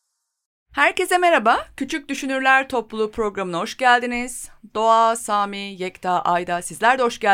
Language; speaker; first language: Turkish; native; Turkish